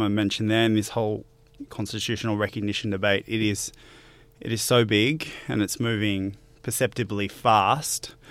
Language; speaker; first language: English; native; English